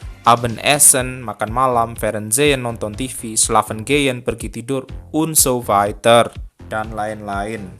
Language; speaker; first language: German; non-native, fluent; Indonesian